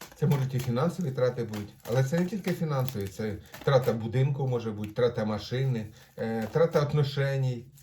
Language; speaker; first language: Ukrainian; non-native, local second language; Russian